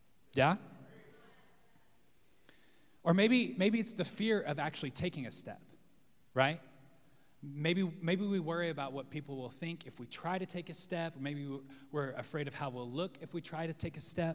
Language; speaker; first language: English; native; English